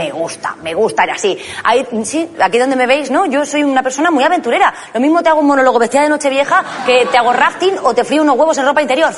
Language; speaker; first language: Spanish; native; Spanish